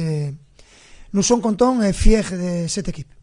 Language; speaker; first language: French; non-native, fluent; Spanish